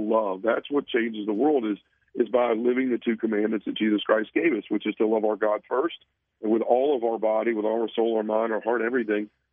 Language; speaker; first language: English; native; English